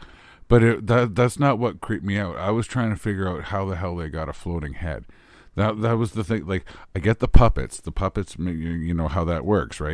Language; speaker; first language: English; native; English